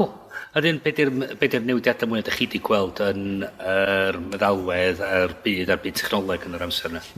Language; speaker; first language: Welsh; native; Welsh